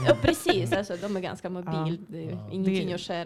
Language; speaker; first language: Swedish; non-native, fluent; Russian